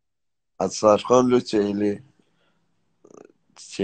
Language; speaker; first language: Russian; non-native, learner; Tajik